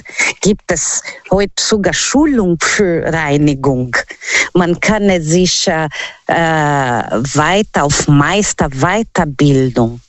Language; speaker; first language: German; non-native, fluent; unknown